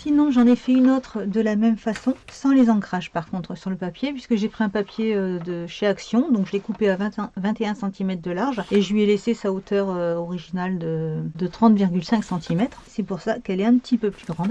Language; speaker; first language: French; native; French